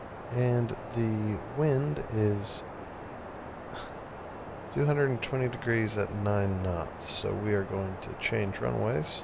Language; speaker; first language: English; native; English